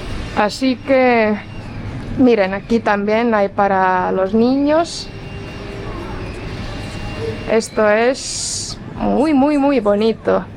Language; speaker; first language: Spanish; non-native, fluent; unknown